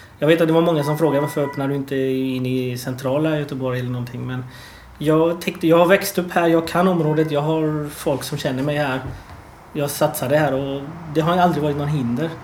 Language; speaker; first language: Swedish; early bilingual, other home language; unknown